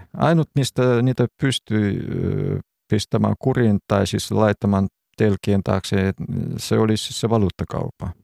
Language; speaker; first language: Finnish; non-native, fluent; Russian